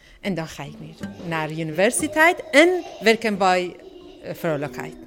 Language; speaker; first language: Dutch; non-native, learner; Persian